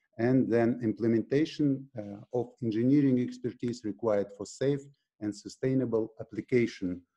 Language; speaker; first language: English; non-native, fluent; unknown